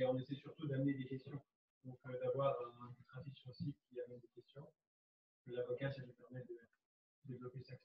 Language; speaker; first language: French; native; French